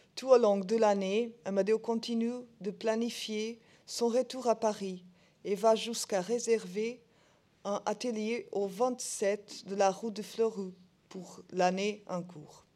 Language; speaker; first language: French; non-native, learner; Portuguese